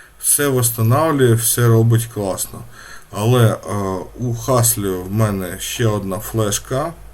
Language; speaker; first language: Ukrainian; non-native, local second language; Russian